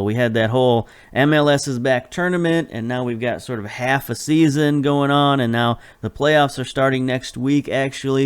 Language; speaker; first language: English; native; English